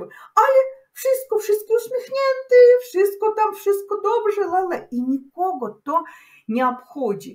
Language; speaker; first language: Polish; non-native, learner; Russian